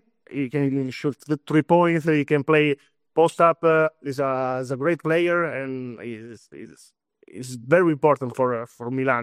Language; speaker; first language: English; non-native, fluent; Italian